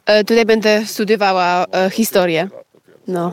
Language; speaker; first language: Polish; early bilingual, heritage; Polish